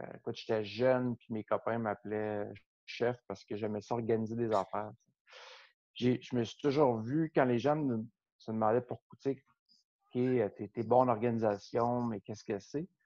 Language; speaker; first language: French; native; French